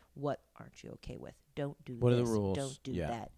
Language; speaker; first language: English; native; English